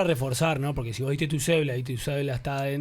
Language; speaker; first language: Spanish; native; Spanish